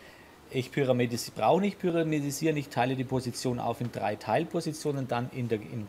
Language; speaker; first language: German; native; German